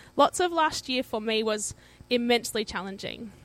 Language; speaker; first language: English; native; English